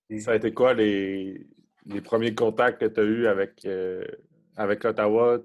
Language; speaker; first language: French; native; French